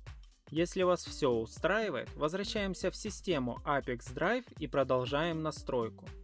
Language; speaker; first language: Russian; native; Russian